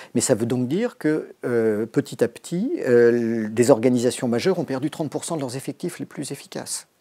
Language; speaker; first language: French; native; French